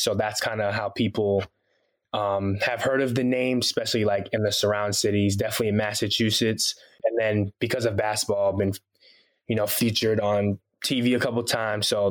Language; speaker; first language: English; early bilingual, other home language; Haitian Creole